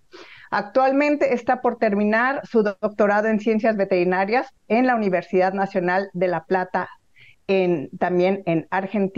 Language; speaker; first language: Spanish; native; Spanish